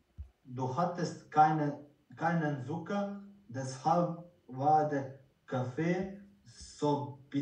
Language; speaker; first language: German; non-native, learner; Bosnian